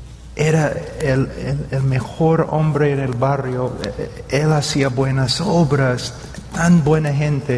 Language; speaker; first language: Spanish; non-native, fluent; English